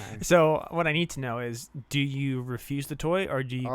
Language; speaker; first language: English; native; English